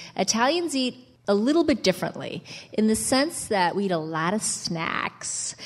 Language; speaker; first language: English; early bilingual, other home language; Italian